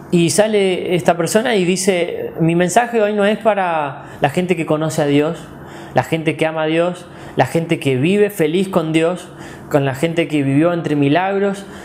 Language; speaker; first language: Spanish; native; Spanish